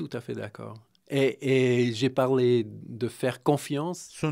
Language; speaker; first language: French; non-native, fluent; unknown